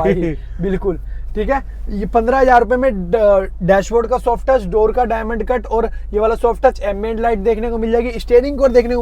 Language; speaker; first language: Hindi; native; Hindi